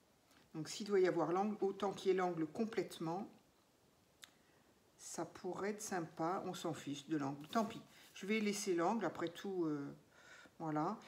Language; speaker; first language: French; native; French